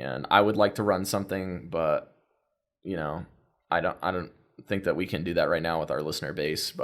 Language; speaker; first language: English; native; English